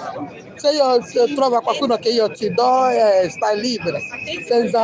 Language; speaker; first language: Italian; non-native, learner; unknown